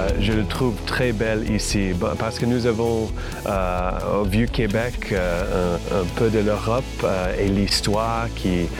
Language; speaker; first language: French; non-native, fluent; English